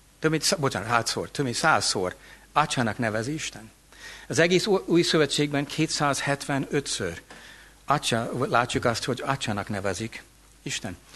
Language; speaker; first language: Hungarian; non-native, fluent; English